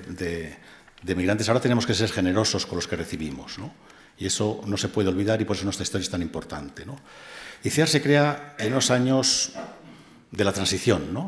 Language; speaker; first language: Spanish; native; Spanish